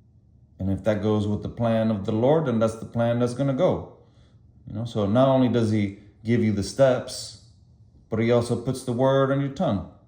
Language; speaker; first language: English; native; English